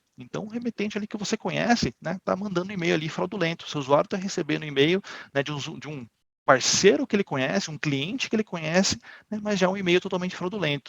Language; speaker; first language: Portuguese; native; Portuguese